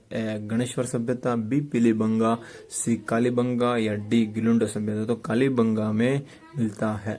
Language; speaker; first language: Hindi; native; Hindi